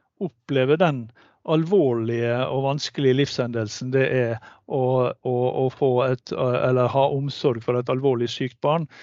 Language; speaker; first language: Norwegian; native; Norwegian